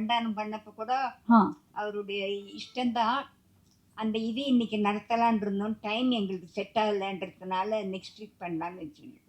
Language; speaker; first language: Tamil; native; Tamil